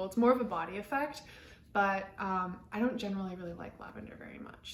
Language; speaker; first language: English; native; English